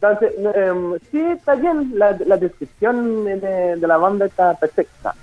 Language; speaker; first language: Spanish; non-native, fluent; French